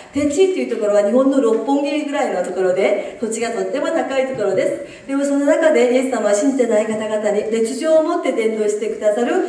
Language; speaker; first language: Japanese; early bilingual, other home language; Korean